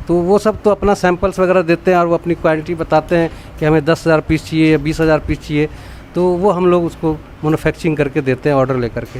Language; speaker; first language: Hindi; native; Hindi